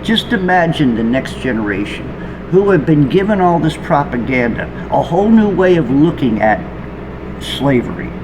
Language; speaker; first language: English; native; English